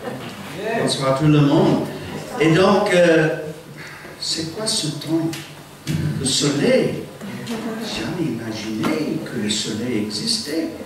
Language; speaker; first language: French; non-native, fluent; English